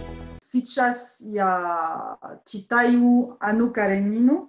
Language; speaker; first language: Russian; non-native, learner; French